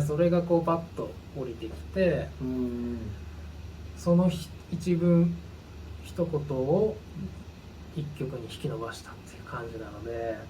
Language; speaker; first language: Japanese; native; Japanese